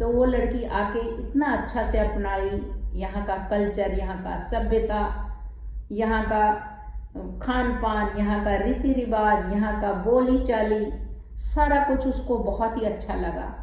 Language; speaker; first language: Hindi; native; Hindi